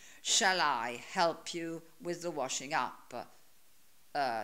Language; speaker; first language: English; non-native, fluent; Italian